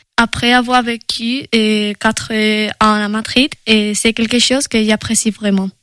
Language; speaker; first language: French; non-native, fluent; Spanish